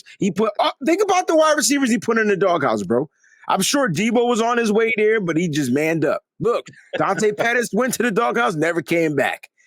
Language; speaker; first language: English; native; English